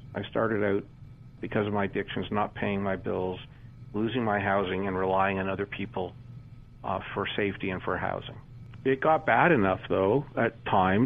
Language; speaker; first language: English; native; English